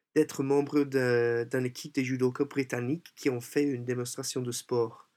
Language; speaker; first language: French; non-native, fluent; English